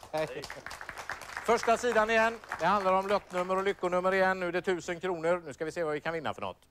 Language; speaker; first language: Swedish; native; Swedish